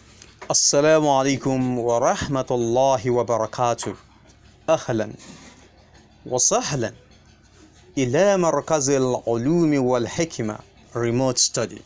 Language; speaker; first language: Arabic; non-native, fluent; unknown